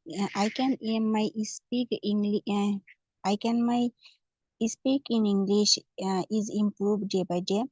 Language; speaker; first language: English; non-native, learner; Bangla